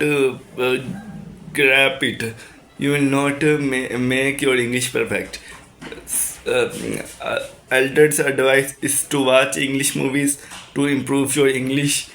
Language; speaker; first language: English; non-native, learner; Urdu